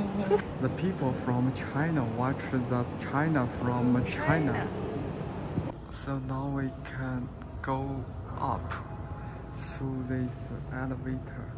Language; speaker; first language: English; non-native, learner; Chinese